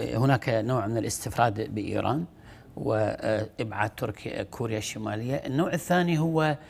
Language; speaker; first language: Arabic; native; Arabic